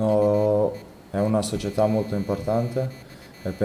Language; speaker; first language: Italian; non-native, fluent; Croatian